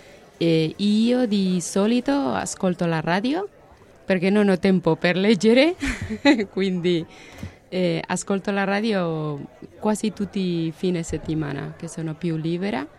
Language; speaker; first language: Italian; non-native, learner; Spanish